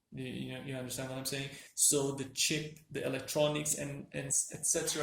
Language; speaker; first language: English; non-native, fluent; Turkish